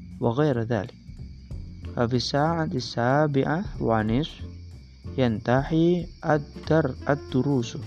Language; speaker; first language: Arabic; non-native, learner; Indonesian